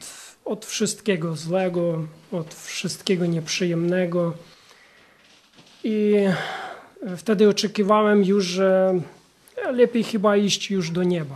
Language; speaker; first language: Polish; non-native, fluent; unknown